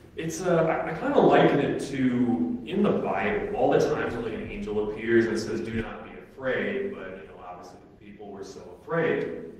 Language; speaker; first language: English; native; English